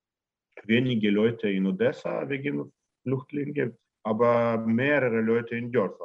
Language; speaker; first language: German; non-native, learner; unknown